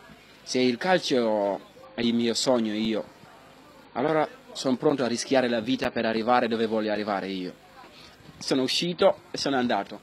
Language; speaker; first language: Italian; non-native, fluent; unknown